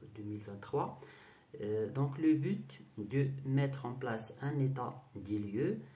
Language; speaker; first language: French; non-native, local second language; Arabic